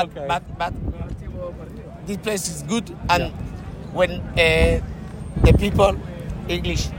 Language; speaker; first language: English; non-native, learner; Spanish